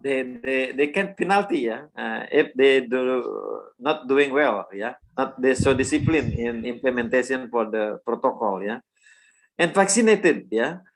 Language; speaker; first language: English; non-native, learner; Indonesian